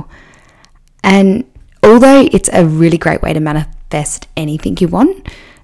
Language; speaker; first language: English; native; English